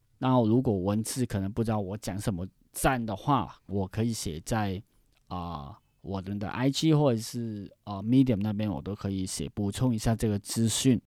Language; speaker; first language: Chinese; non-native, fluent; Cantonese